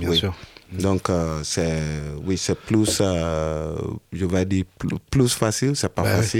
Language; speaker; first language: French; non-native, learner; Yoruba